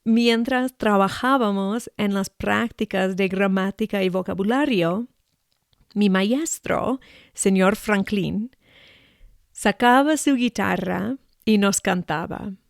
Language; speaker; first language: Spanish; non-native, fluent; English